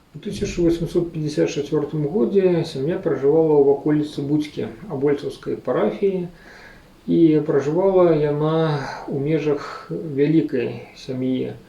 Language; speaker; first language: Belarusian; native; Belarusian